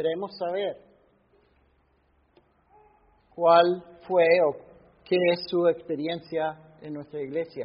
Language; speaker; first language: Spanish; non-native, fluent; English